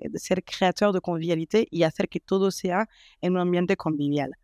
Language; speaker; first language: Spanish; non-native, fluent; French